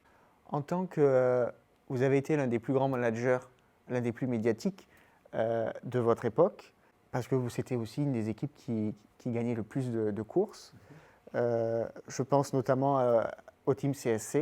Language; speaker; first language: French; native; French